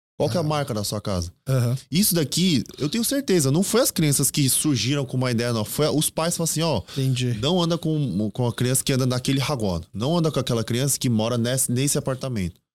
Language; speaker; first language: Portuguese; native; Portuguese